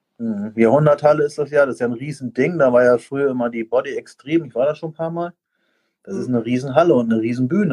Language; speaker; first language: German; native; German